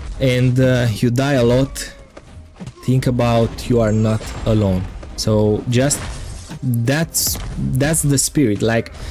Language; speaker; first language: English; non-native, fluent; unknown